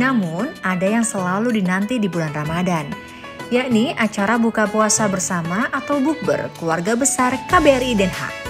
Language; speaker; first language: Indonesian; native; Indonesian